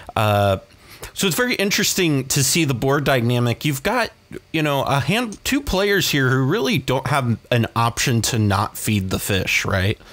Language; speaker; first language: English; native; English